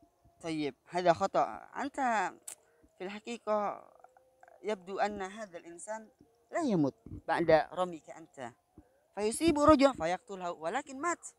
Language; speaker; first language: Arabic; non-native, fluent; Indonesian